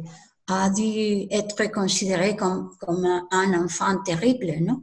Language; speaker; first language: French; non-native, learner; Spanish